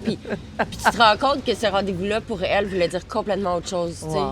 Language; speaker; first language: French; native; French